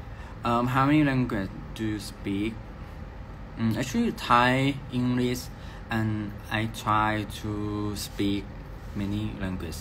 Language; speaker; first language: English; non-native, learner; Thai